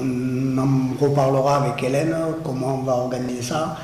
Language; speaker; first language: French; native; French